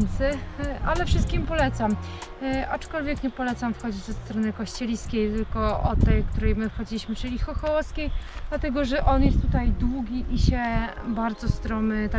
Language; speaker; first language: Polish; native; Polish